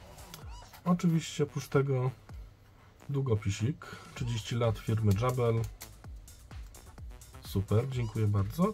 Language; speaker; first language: Polish; native; Polish